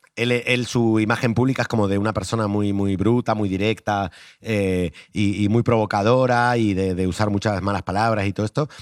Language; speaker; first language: Spanish; native; Spanish